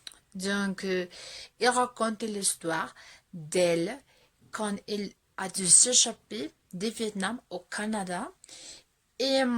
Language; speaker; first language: French; non-native, fluent; Spanish